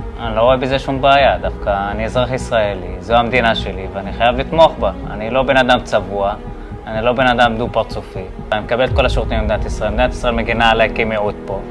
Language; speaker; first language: Hebrew; non-native, local second language; Arabic